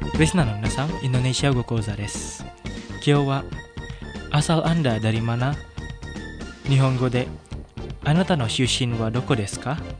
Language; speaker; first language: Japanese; non-native, fluent; Indonesian